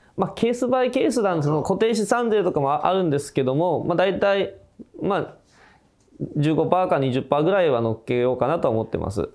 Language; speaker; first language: Japanese; native; Japanese